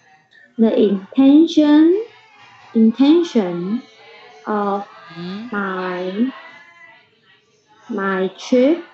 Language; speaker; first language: English; non-native, learner; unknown